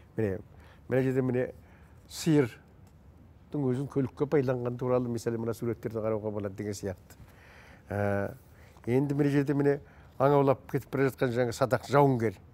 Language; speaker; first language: Kazakh; native; Kazakh